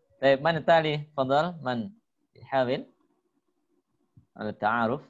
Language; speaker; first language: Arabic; non-native, fluent; Indonesian